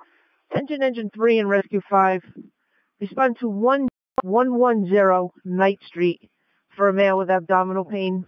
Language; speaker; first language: English; native; English